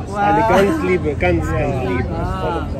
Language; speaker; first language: German; native; German